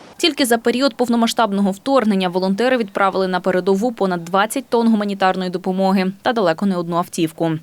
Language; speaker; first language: Ukrainian; native; Ukrainian